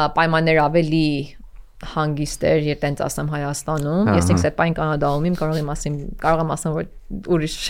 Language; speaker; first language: Armenian; early bilingual, heritage; Armenian